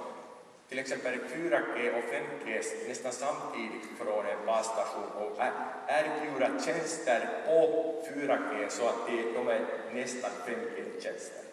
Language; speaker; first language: Swedish; non-native, local second language; Finnish